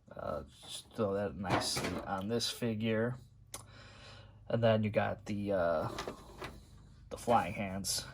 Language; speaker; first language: English; native; English